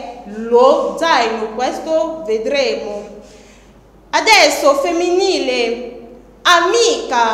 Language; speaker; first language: Italian; non-native, fluent; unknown